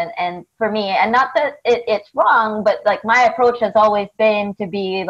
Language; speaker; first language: English; non-native, local second language; Filipino